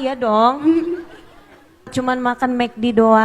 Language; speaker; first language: Indonesian; native; Indonesian